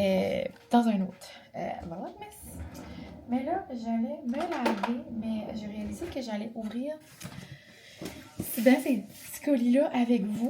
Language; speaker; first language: French; native; French